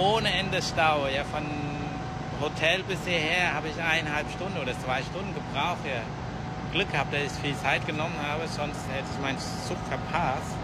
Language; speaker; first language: German; early bilingual, other home language; Vietnamese